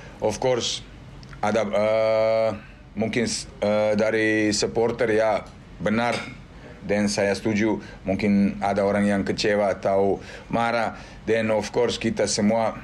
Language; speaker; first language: Indonesian; non-native, fluent; Serbian